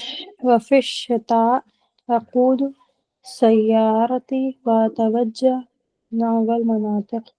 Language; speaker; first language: Arabic; non-native, learner; Hindi